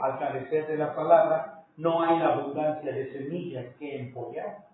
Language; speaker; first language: Spanish; native; Spanish